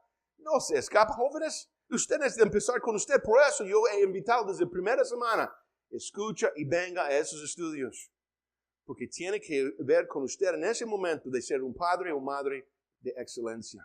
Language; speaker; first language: Spanish; non-native, fluent; English